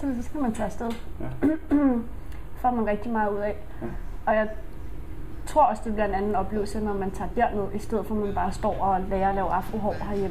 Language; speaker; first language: Danish; native; Danish